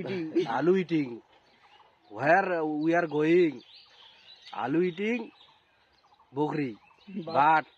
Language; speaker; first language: English; non-native, learner; Bangla